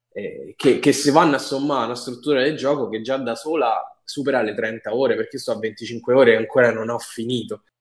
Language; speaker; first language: Italian; native; Italian